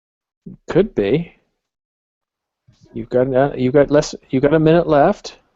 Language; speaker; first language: English; native; English